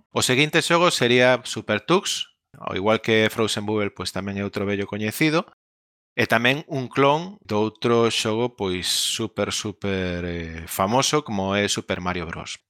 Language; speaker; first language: Galician; non-native, local second language; Spanish